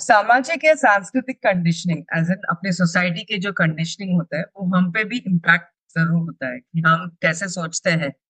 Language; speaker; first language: Hindi; non-native, local second language; Telugu